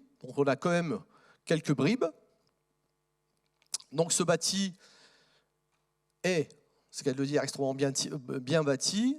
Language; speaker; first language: French; native; French